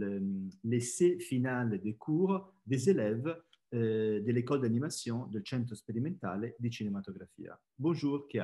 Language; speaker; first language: French; non-native, fluent; Italian